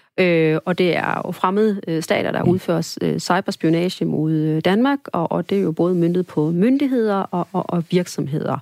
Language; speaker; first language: Danish; early bilingual, other home language; Tamil